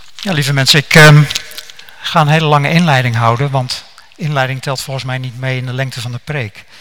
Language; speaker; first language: Dutch; native; Dutch